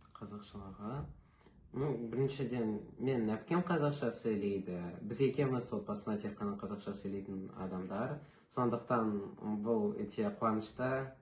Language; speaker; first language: Kazakh; non-native, local second language; Russian